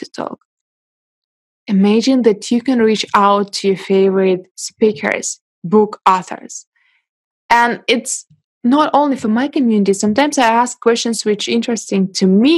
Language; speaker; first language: English; non-native, fluent; Russian